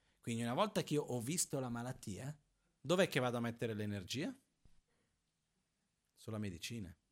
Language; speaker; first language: Italian; non-native, fluent; Portuguese